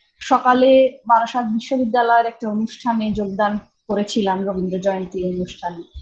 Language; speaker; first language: Bangla; early bilingual, heritage; Bangla